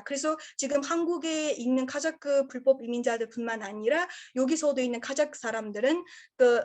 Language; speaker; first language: Korean; non-native, learner; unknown